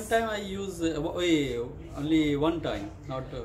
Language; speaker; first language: English; non-native, learner; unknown